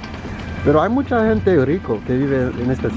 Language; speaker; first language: Spanish; non-native, learner; Haitian Creole